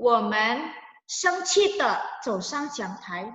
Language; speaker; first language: Chinese; non-native, fluent; Indonesian